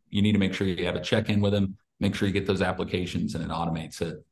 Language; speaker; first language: English; native; English